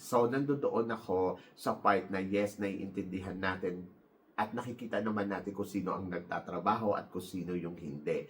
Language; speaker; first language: Filipino; native; Filipino